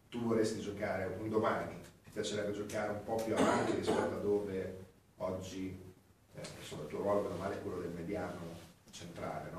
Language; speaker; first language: Italian; native; Italian